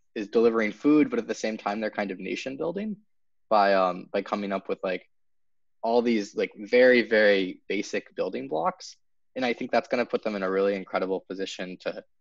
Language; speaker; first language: English; native; English